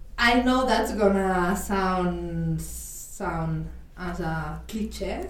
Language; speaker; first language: English; non-native, fluent; Spanish